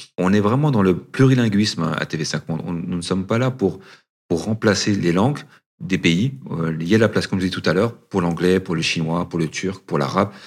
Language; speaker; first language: French; early bilingual, other home language; Arabic